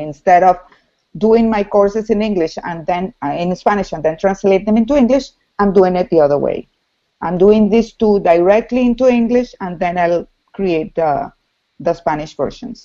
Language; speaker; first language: English; non-native, fluent; Spanish